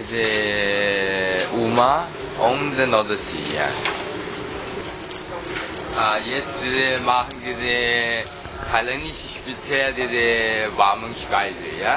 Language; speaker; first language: German; non-native, learner; Chinese